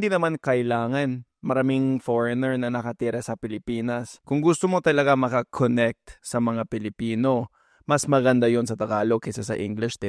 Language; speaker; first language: Filipino; non-native, fluent; English